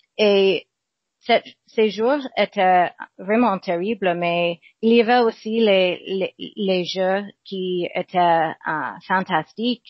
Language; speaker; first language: French; non-native, learner; English